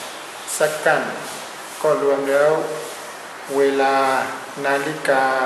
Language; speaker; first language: Thai; non-native, fluent; Burmese